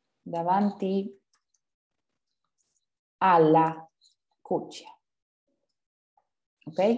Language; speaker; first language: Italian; non-native, fluent; Spanish